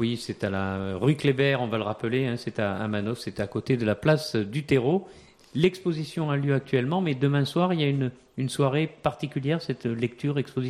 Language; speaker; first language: French; native; French